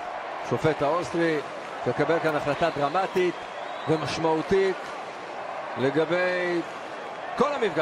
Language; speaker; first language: Hebrew; native; Hebrew